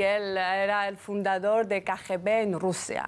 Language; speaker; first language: Spanish; non-native, fluent; Georgian